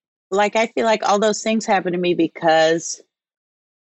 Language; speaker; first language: English; native; English